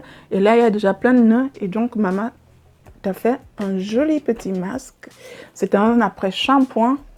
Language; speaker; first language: French; native; French